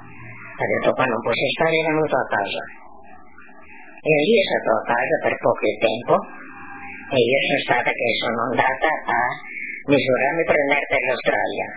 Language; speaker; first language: Italian; non-native, local second language; Friulian